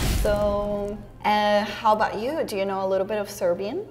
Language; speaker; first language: English; non-native, fluent; Serbian